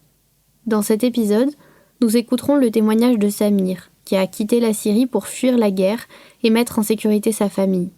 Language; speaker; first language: French; native; French